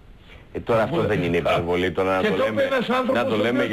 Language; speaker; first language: Greek; native; Greek